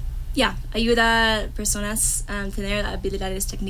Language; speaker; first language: Spanish; non-native, learner; English